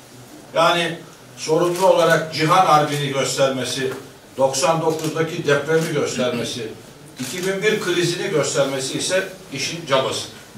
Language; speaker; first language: Turkish; native; Turkish